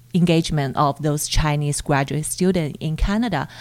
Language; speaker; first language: English; non-native, fluent; Chinese